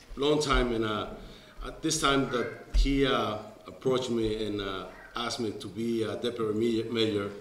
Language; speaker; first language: English; non-native, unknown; Spanish